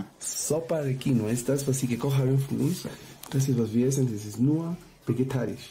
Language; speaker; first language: German; non-native, fluent; Spanish